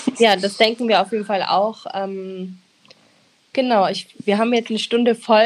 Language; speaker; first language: German; native; German